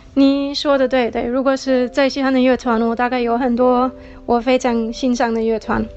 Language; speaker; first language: Chinese; non-native, fluent; German